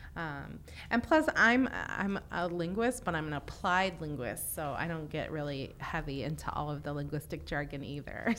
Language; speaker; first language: English; native; English